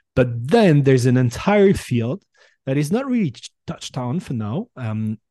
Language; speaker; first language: English; non-native, fluent; French